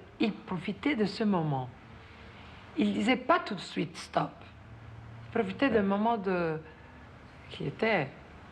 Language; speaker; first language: French; non-native, fluent; Italian